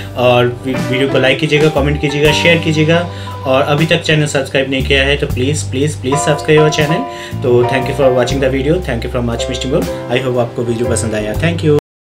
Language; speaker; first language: Hindi; non-native, local second language; Bangla